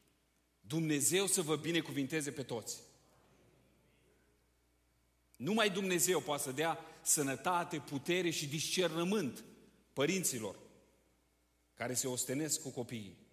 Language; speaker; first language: Romanian; native; Romanian